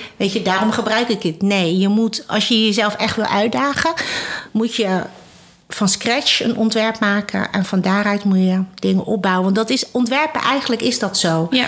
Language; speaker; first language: Dutch; early bilingual, other home language; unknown